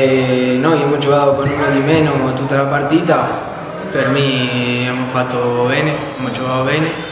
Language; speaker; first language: Italian; non-native, learner; Spanish